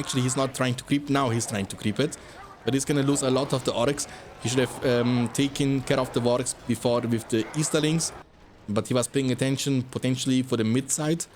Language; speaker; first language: English; non-native, fluent; German